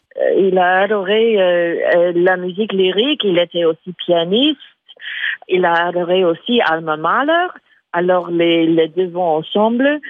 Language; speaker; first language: French; non-native, fluent; English